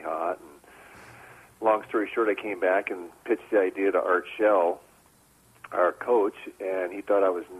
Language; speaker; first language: English; native; English